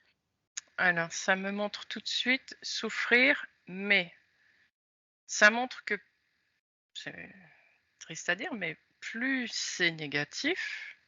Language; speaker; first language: French; native; French